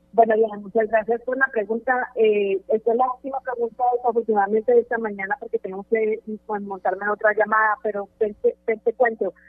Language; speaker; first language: Spanish; native; Spanish